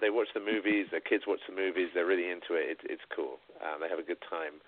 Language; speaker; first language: English; native; English